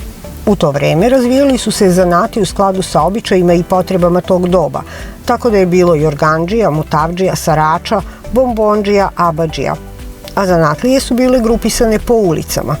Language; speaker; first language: Serbian; native; Serbian